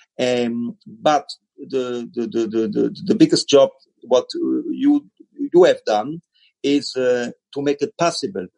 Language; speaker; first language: English; non-native, learner; German